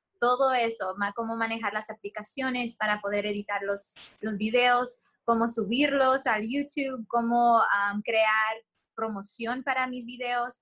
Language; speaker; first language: Spanish; early bilingual, heritage; Spanish